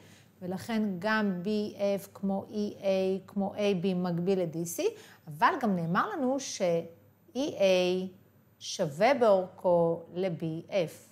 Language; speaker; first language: Hebrew; native; Hebrew